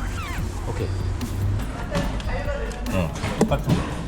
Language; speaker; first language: Korean; native; Korean